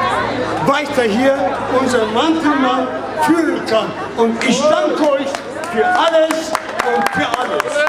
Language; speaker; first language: German; non-native, learner; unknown